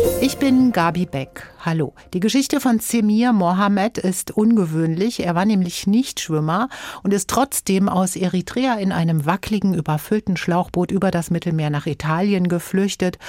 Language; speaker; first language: German; native; German